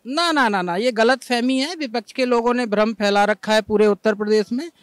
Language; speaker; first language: Hindi; native; Hindi